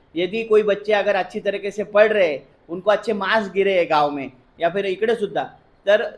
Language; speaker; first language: Hindi; non-native, local second language; Marathi